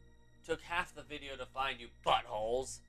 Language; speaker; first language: English; native; English